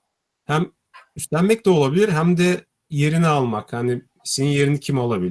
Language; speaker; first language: Turkish; native; Turkish